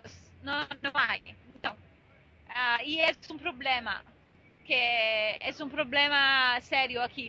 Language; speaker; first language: Spanish; non-native, fluent; Italian